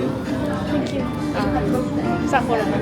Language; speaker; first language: English; non-native, learner; Japanese